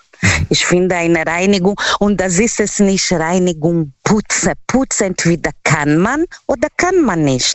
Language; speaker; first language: German; non-native, learner; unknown